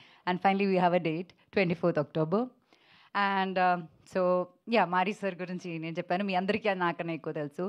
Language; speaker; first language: Telugu; non-native, fluent; Malayalam